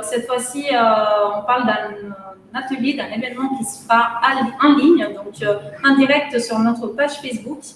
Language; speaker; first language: French; native; French